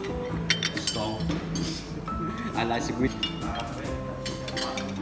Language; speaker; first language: English; non-native, learner; Vietnamese